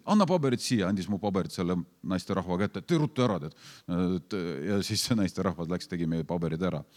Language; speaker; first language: Estonian; non-native, fluent; Lithuanian